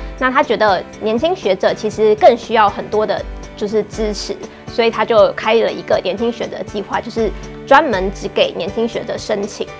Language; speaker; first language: Chinese; native; Chinese